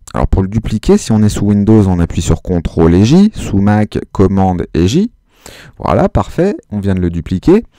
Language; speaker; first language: French; native; French